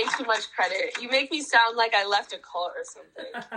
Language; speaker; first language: English; native; English